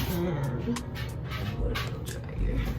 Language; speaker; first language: English; native; English